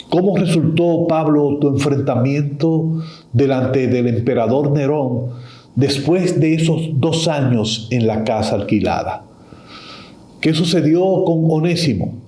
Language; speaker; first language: Spanish; native; Spanish